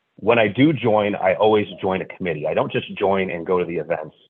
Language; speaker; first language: English; native; English